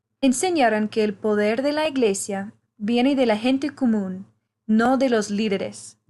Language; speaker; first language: Spanish; non-native, learner; English